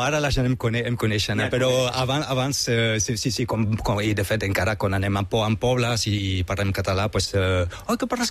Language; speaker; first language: Catalan; non-native, fluent; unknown